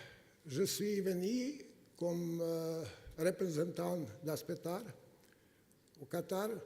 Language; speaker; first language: French; non-native, fluent; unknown